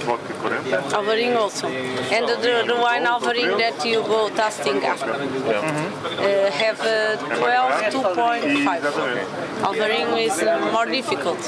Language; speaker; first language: English; non-native, learner; Portuguese